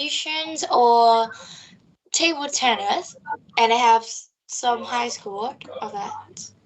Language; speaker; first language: English; non-native, learner; Vietnamese